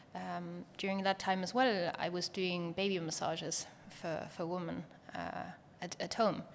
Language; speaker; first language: English; non-native, fluent; German